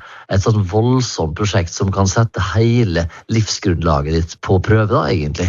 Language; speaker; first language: Norwegian; native; Norwegian